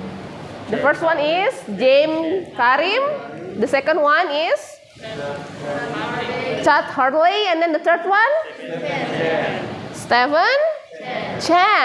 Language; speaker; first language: English; non-native, fluent; Indonesian